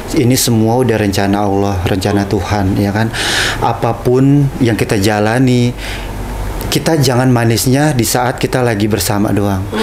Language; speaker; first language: Indonesian; native; Indonesian